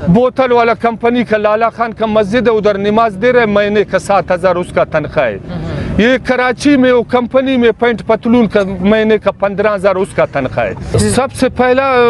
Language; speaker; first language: Urdu; non-native, local second language; Pashto